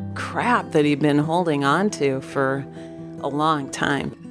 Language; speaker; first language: English; native; English